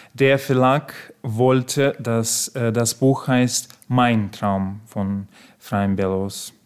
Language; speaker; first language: German; non-native, fluent; Belarusian